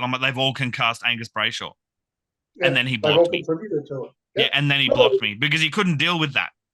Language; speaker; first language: English; native; English